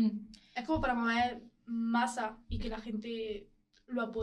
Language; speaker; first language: Spanish; native; Spanish